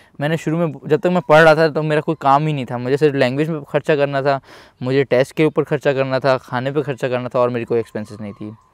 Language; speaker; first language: Urdu; non-native, local second language; Punjabi